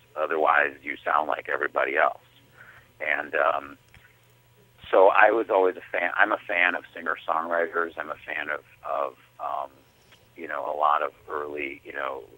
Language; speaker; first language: English; native; English